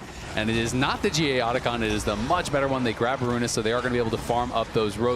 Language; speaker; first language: English; native; English